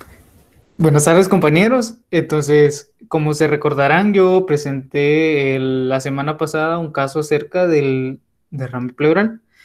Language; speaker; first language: Spanish; native; Spanish